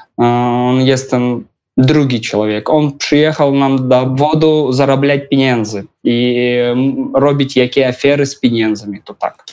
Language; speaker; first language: Polish; non-native, learner; Russian